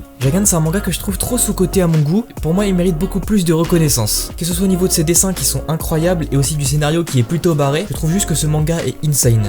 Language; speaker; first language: French; native; French